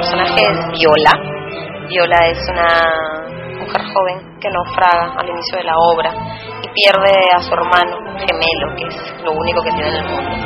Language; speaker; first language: Spanish; native; Spanish